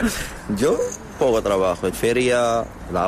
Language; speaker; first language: Spanish; non-native, learner; Arabic